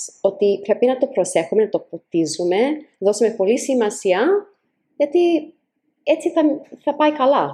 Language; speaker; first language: Greek; early bilingual, heritage; Greek